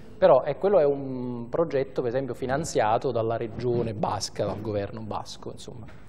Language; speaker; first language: Italian; native; Italian